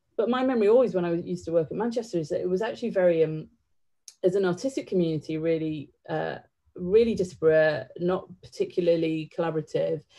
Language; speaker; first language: English; native; English